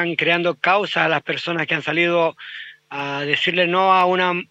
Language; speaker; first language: Spanish; native; Spanish